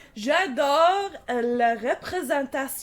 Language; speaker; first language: French; non-native, learner; English